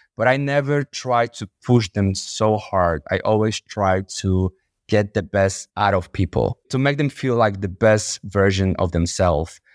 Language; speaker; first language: English; non-native, fluent; Polish